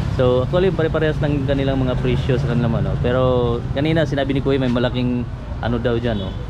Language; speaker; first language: Filipino; non-native, local second language; Cebuano